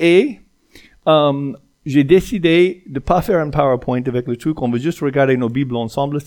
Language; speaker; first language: French; non-native, fluent; English